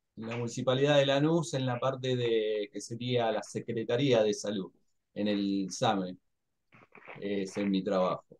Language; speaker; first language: Spanish; native; Spanish